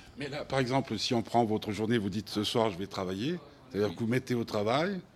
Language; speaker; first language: French; native; French